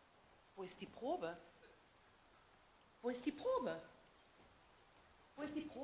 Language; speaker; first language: German; non-native, fluent; Portuguese